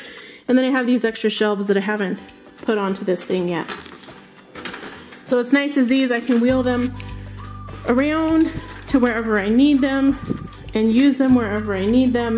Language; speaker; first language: English; native; English